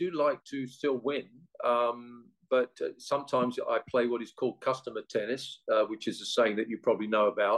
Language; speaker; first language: English; native; English